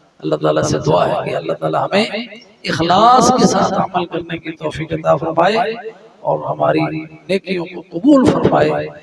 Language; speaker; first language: Urdu; non-native, local second language; Punjabi